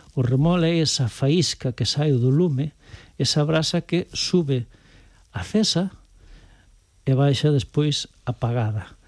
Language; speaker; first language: Galician; native; Galician